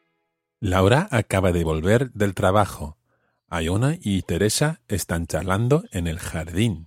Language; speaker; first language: Spanish; non-native, fluent; English